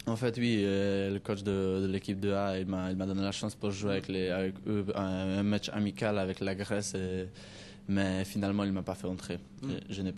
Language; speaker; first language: French; non-native, learner; Polish